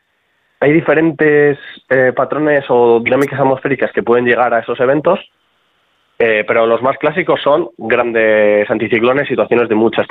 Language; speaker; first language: Spanish; native; Spanish